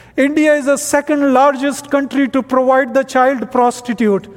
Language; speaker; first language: English; non-native, local second language; Hindi